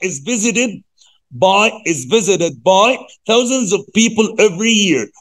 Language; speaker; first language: English; non-native, fluent; Arabic